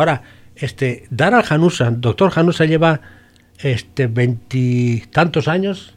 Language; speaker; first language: Spanish; native; Spanish